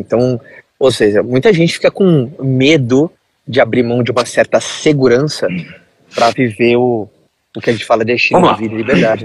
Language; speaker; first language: Portuguese; native; Portuguese